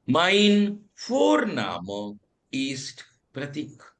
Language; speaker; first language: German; non-native, fluent; Telugu